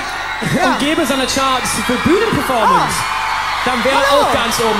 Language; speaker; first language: German; native; German